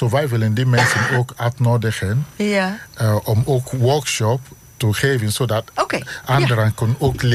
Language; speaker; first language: Dutch; non-native, fluent; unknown